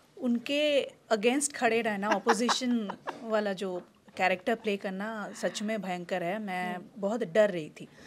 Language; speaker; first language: Hindi; non-native, local second language; Bangla